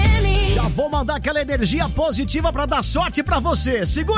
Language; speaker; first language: Portuguese; native; Portuguese